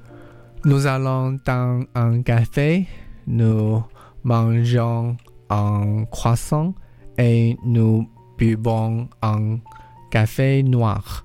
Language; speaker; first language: French; non-native, learner; English